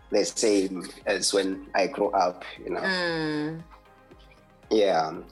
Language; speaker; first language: English; non-native, local second language; Zulu